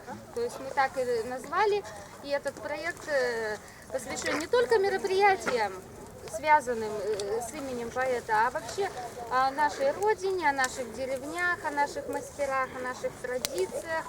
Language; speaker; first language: Russian; native; Russian